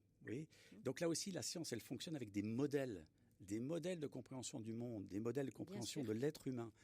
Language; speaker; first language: French; native; French